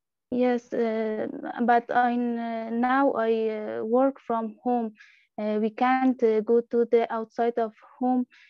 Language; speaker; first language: English; non-native, learner; Persian